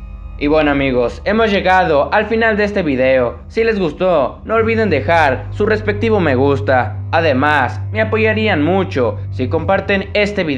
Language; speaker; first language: Spanish; native; Spanish